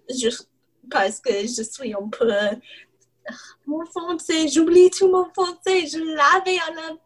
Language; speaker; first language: French; non-native, learner; English